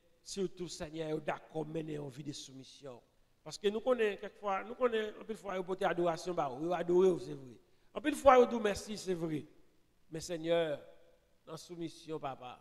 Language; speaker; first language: French; non-native, local second language; Haitian Creole